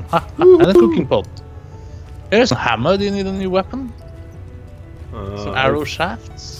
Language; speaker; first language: English; non-native, fluent; Norwegian